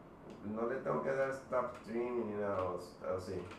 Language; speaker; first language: Spanish; native; Spanish